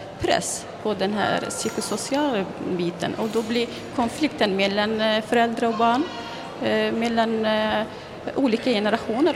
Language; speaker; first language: Swedish; non-native, fluent; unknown